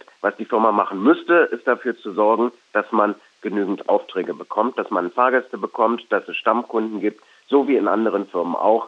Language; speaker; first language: German; native; German